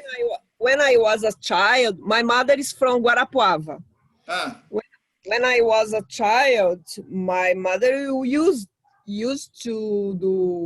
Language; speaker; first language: English; non-native, learner; Portuguese